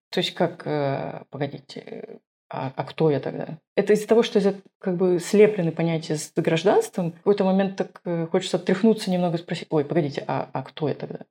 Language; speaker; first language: Russian; non-native, local second language; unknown